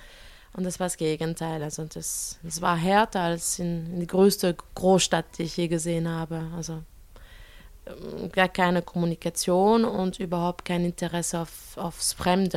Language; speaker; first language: German; non-native, fluent; French